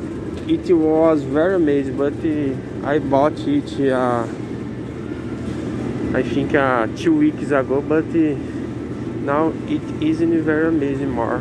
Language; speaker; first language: English; non-native, learner; Portuguese